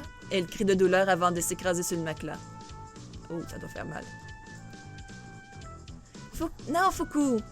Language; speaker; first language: French; native; French